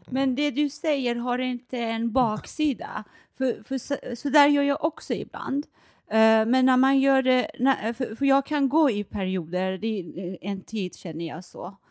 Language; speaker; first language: Swedish; non-native, fluent; Persian